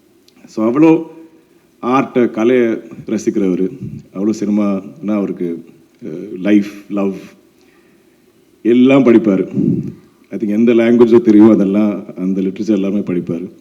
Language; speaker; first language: Tamil; non-native, local second language; Malayalam